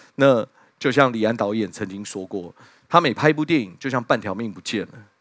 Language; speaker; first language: Chinese; native; Chinese